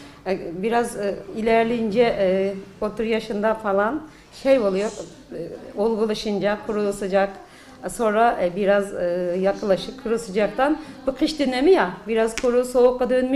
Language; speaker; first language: Turkish; non-native, fluent; Uyghur